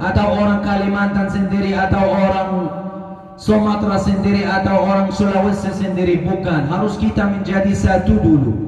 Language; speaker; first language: Indonesian; non-native, fluent; Arabic